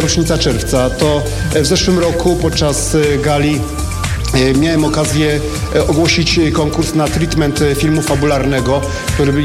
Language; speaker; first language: Polish; native; Polish